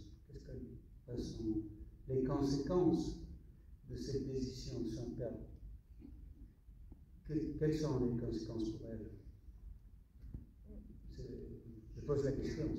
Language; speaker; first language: French; non-native, fluent; English